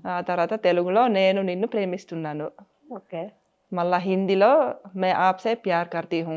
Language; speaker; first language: Telugu; non-native, fluent; Finnish